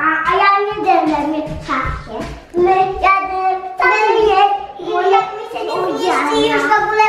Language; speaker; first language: Polish; early bilingual, heritage; Polish